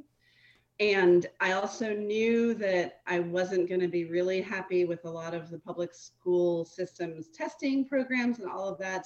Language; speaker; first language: English; native; English